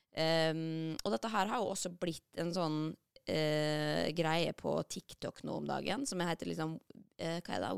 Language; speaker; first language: Norwegian; native; Norwegian